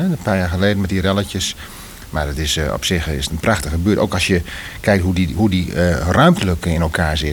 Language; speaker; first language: Dutch; native; Dutch